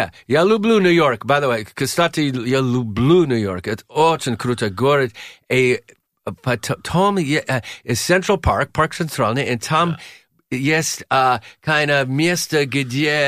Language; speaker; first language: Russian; non-native, learner; English